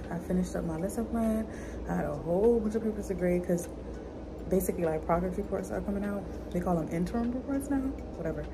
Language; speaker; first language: English; native; English